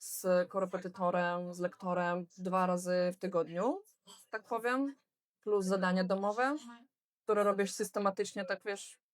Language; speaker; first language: Polish; non-native, fluent; Belarusian